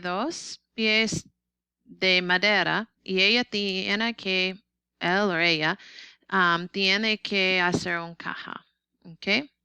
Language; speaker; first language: Spanish; non-native, learner; English